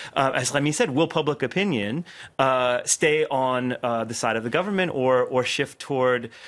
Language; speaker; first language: English; native; English